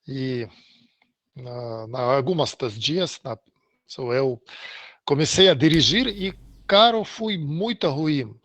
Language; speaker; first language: Portuguese; non-native, learner; Russian